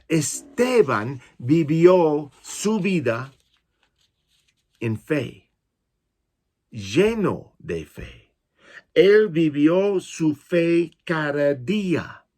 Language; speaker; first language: Spanish; non-native, fluent; English